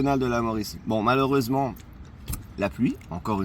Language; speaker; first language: French; native; French